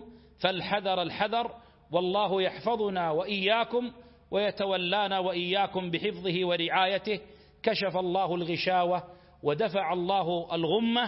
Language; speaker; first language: Arabic; native; Arabic